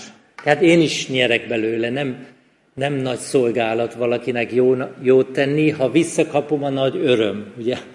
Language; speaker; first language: Hungarian; non-native, fluent; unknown